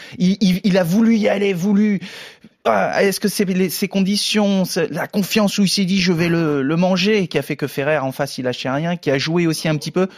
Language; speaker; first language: French; native; French